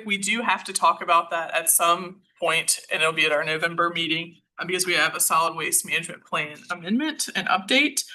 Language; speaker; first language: English; native; English